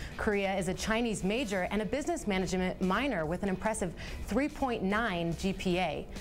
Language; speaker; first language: English; native; English